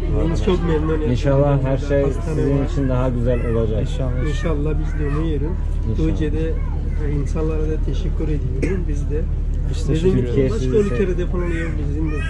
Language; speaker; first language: Turkish; non-native, learner; Rohingya